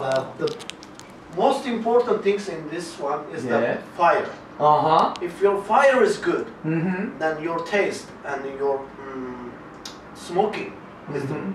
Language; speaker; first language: English; non-native, learner; Arabic